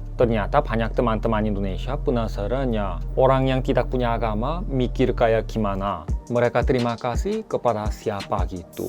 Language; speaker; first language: Indonesian; non-native, fluent; Korean